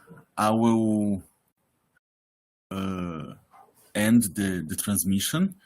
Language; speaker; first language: English; non-native, fluent; Portuguese